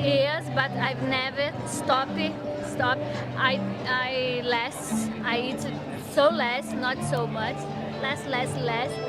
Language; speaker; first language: English; non-native, learner; Portuguese